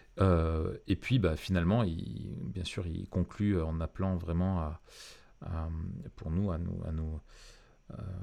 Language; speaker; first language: French; native; French